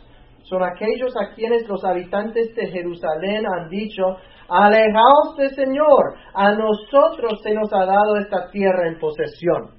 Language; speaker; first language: Spanish; native; Spanish